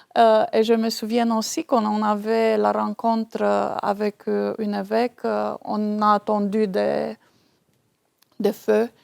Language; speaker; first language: French; non-native, fluent; Romanian